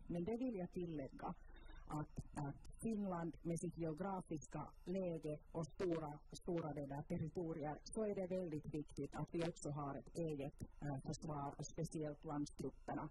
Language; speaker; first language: Swedish; non-native, local second language; Finnish